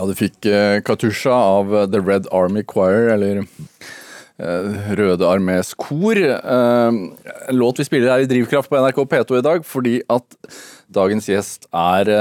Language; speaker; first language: Norwegian; native; Norwegian